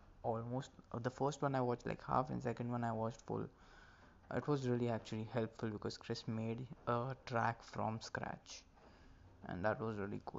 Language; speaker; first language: English; non-native, local second language; Marathi